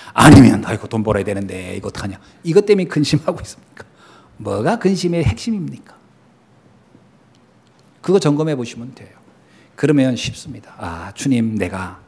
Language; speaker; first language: Korean; native; Korean